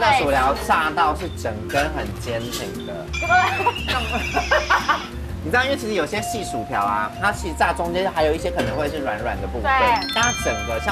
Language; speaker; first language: Chinese; native; Chinese